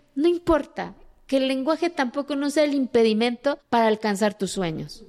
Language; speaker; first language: Spanish; early bilingual, other home language; Zapotec